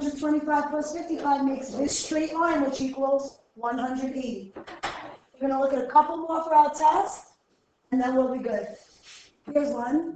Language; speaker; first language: English; native; English